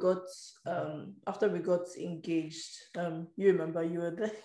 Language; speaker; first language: English; native; English